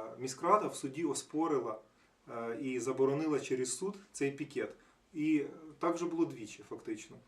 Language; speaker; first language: Ukrainian; native; Ukrainian